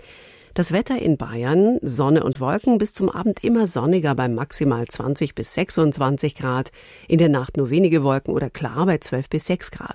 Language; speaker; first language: German; native; German